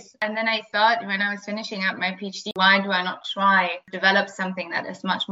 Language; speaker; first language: English; non-native, fluent; German